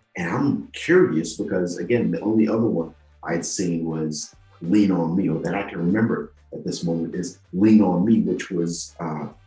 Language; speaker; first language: English; non-native, local second language; Yoruba